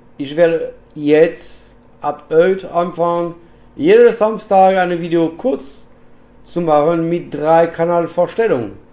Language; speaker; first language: German; non-native, learner; French